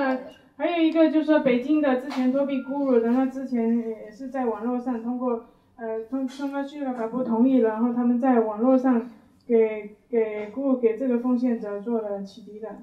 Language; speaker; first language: Chinese; native; Chinese